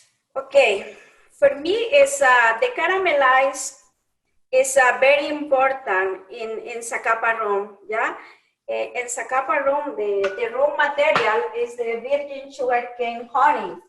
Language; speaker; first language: English; non-native, learner; Spanish